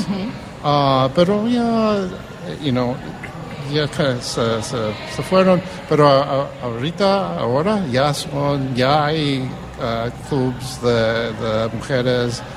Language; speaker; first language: Spanish; early bilingual, heritage; English